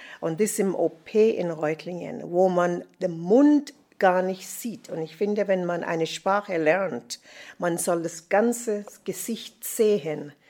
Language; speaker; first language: German; non-native, fluent; English